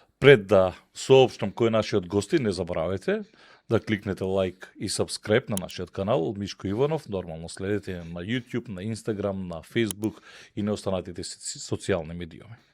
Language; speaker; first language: Macedonian; native; Macedonian